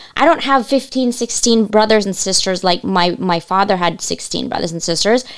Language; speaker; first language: English; early bilingual, other home language; Cebuano